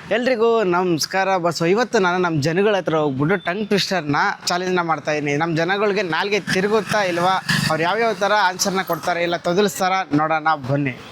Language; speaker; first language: Kannada; native; Kannada